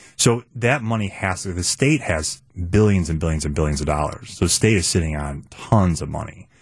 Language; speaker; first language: English; native; English